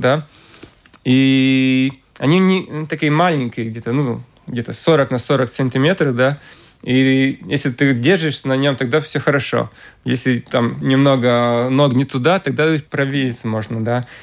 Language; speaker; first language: Russian; non-native, local second language; Latvian